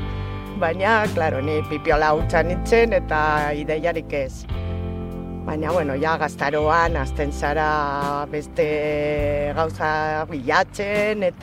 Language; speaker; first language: Basque; non-native, local second language; Spanish